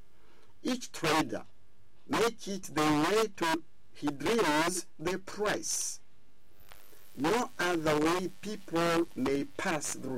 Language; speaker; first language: English; non-native, fluent; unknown